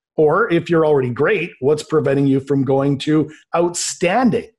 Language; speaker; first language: English; native; English